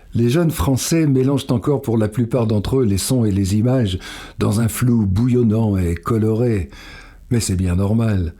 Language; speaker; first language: French; native; French